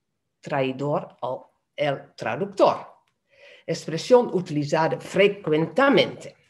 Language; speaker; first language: Spanish; non-native, fluent; Dutch